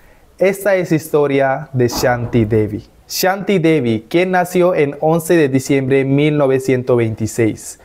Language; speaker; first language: Spanish; non-native, fluent; Hindi